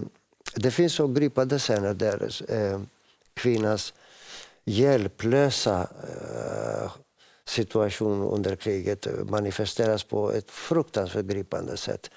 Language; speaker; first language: Swedish; non-native, fluent; Greek